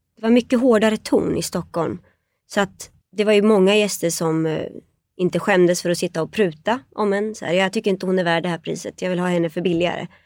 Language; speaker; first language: Swedish; early bilingual, other home language; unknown